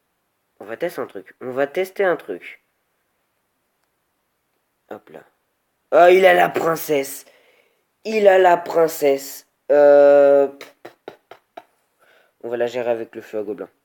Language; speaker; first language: French; native; French